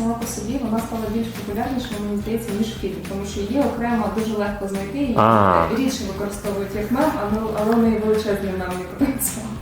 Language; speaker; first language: Ukrainian; native; Ukrainian